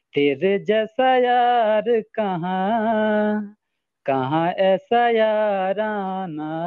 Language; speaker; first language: Hindi; native; Hindi